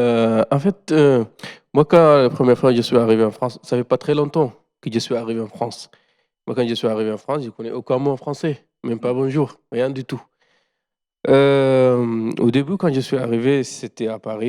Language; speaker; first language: French; non-native, learner; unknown